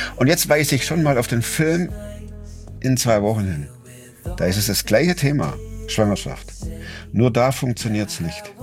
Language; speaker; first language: German; native; German